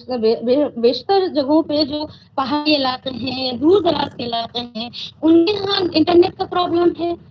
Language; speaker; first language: Urdu; native; Urdu